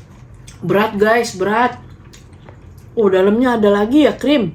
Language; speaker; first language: Indonesian; native; Indonesian